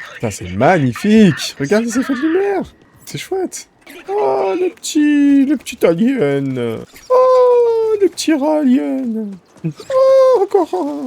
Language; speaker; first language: French; native; French